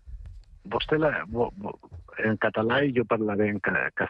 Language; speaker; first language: Catalan; non-native, learner; Spanish